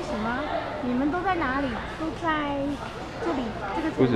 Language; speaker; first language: Chinese; native; Chinese